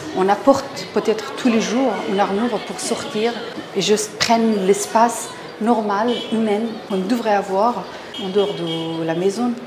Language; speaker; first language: French; non-native, fluent; Persian